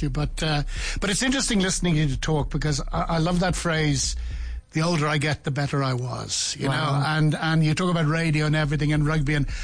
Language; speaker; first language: English; native; English